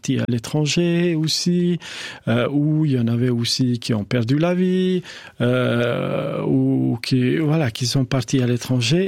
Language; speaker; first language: French; non-native, fluent; Albanian